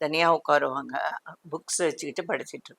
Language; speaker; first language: Tamil; non-native, local second language; Telugu